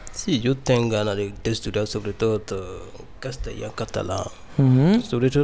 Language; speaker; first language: Catalan; non-native, learner; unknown